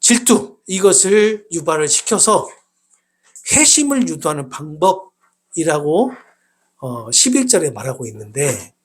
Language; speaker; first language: Korean; native; Korean